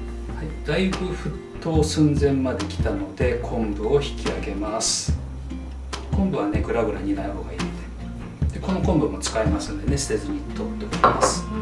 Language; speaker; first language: Japanese; native; Japanese